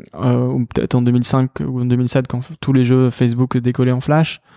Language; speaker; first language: French; native; French